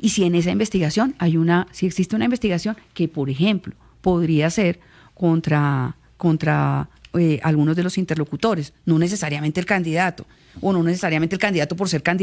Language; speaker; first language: Spanish; native; Spanish